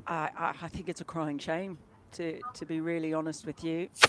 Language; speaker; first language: English; native; English